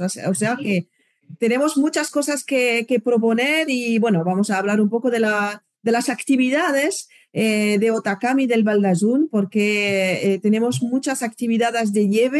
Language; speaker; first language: Spanish; non-native, fluent; French